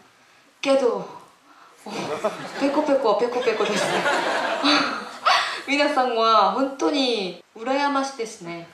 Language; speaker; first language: Japanese; non-native, learner; Korean